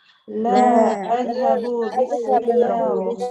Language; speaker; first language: Arabic; non-native, learner; Indonesian